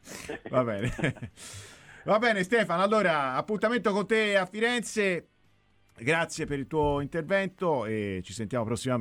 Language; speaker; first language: Italian; native; Italian